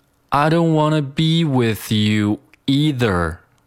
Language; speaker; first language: English; non-native, fluent; Chinese